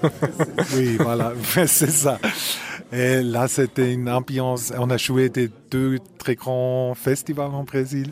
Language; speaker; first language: French; non-native, local second language; German